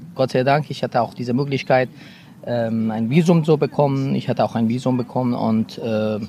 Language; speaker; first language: German; non-native, fluent; Persian